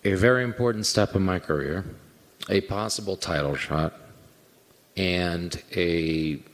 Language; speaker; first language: English; non-native, fluent; Portuguese